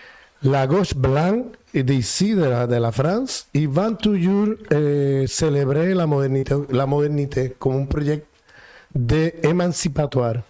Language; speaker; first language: French; non-native, fluent; Spanish